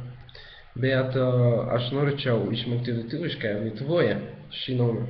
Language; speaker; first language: Lithuanian; non-native, learner; Spanish